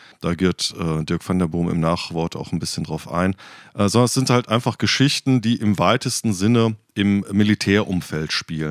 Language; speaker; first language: German; native; German